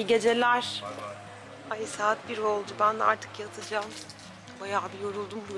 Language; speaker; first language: Turkish; native; Turkish